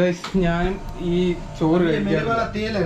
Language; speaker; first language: Hindi; non-native, local second language; Malayalam